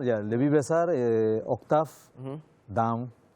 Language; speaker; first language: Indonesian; non-native, learner; Spanish